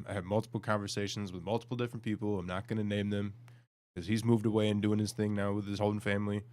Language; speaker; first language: English; native; English